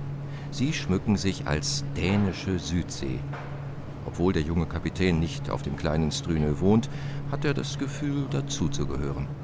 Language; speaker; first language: German; native; German